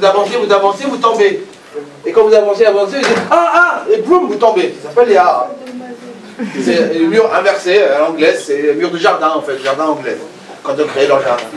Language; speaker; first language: French; non-native, fluent; Persian